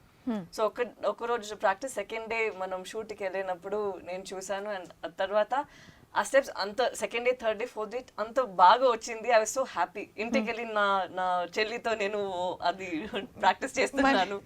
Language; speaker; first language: Telugu; non-native, local second language; Tamil